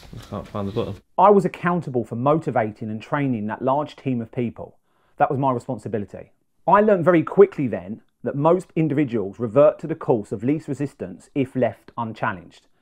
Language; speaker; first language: English; native; English